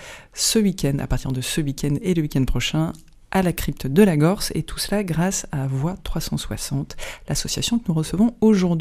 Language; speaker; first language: French; native; French